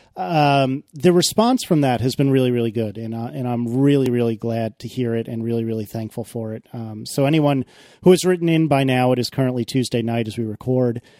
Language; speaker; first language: English; native; English